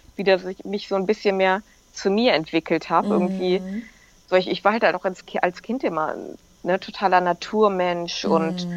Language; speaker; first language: German; native; German